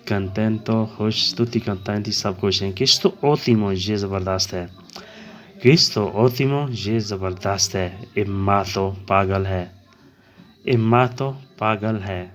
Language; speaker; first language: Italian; non-native, learner; Urdu